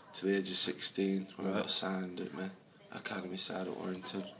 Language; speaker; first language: English; native; English